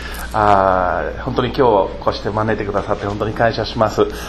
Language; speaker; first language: Japanese; native; Japanese